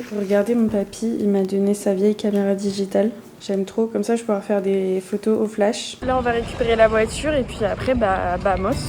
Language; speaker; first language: French; native; French